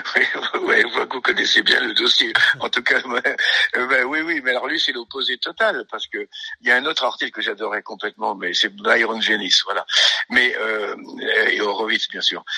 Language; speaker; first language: French; native; French